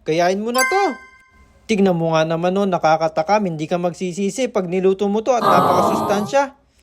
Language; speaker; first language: Filipino; non-native, local second language; Pampanga